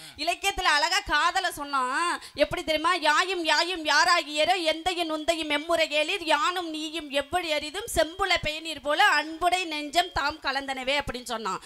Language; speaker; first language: Tamil; native; Tamil